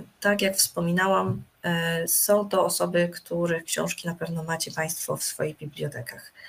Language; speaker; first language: Polish; native; Polish